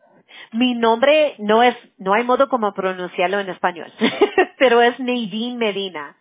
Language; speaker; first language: Spanish; early bilingual, heritage; Spanish